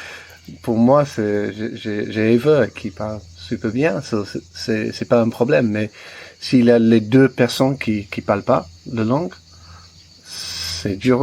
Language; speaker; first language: French; non-native, learner; English